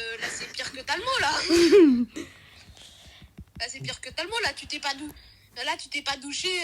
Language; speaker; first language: French; native; French